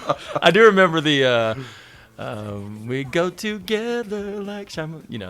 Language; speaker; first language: English; native; English